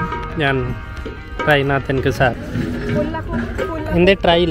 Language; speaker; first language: Filipino; non-native, learner; Punjabi